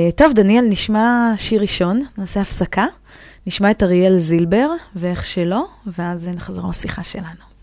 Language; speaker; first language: Hebrew; native; Hebrew